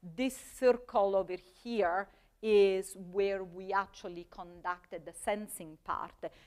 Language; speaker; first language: English; non-native, fluent; Italian